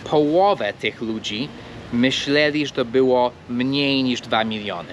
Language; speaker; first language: Polish; non-native, fluent; English